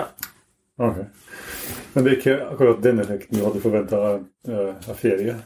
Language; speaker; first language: Norwegian; non-native, fluent; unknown